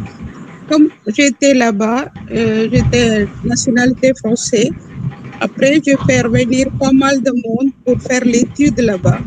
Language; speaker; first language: French; non-native, local second language; Tamil